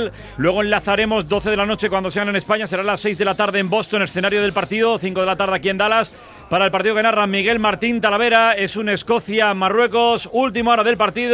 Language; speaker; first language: Spanish; native; Spanish